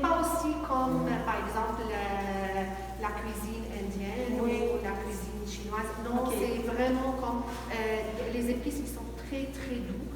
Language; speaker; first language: French; non-native, learner; Arabic